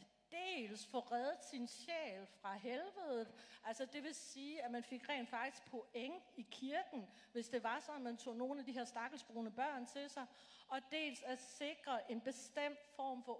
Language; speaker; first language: Danish; native; Danish